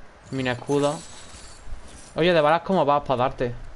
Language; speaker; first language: Spanish; native; Spanish